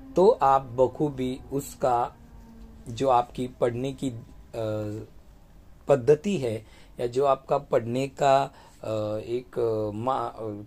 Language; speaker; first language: Hindi; non-native, local second language; Marathi